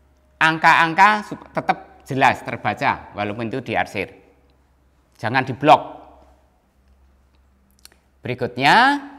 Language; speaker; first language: Indonesian; native; Indonesian